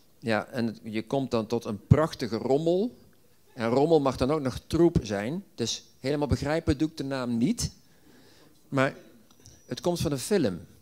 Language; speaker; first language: Dutch; native; Dutch